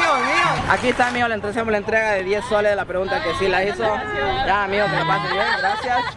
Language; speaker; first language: Spanish; native; Spanish